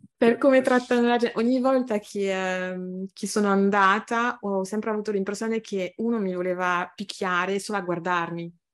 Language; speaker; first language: Italian; non-native, fluent; French